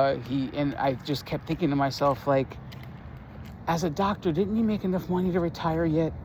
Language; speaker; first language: English; native; English